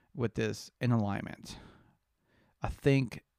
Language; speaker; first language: English; native; English